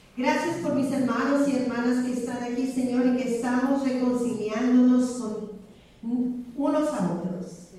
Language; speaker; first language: Spanish; native; Spanish